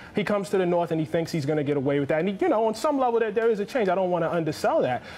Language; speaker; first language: English; native; English